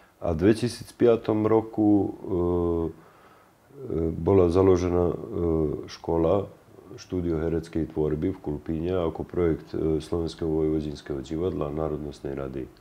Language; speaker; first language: Slovak; native; Slovak